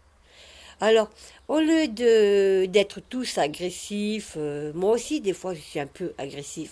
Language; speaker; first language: French; native; French